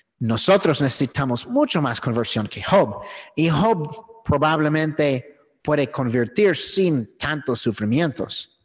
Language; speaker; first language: Spanish; non-native, fluent; English